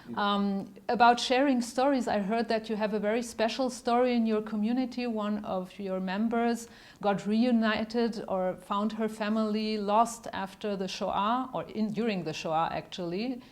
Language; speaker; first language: English; non-native, fluent; German